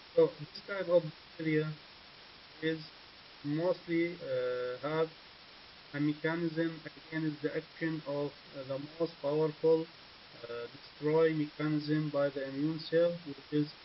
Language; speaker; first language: English; non-native, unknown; Arabic